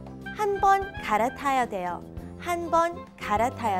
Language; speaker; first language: Korean; non-native, learner; English